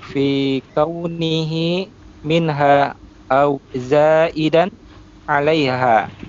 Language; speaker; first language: Arabic; non-native, learner; Indonesian